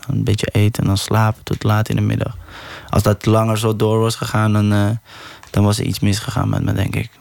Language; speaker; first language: Dutch; early bilingual, other home language; Persian